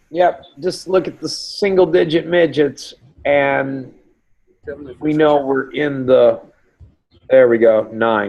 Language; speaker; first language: English; native; English